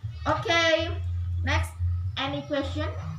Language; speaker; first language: English; non-native, learner; Indonesian